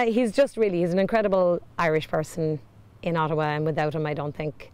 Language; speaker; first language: English; native; English